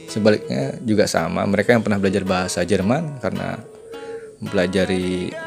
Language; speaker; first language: Malay; non-native, local second language; Sundanese